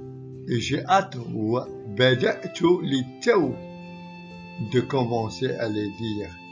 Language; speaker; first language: French; non-native, local second language; Arabic